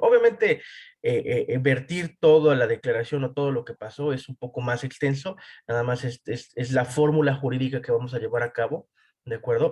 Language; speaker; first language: Spanish; native; Spanish